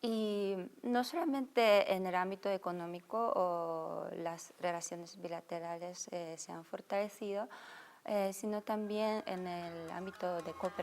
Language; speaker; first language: Spanish; non-native, fluent; Japanese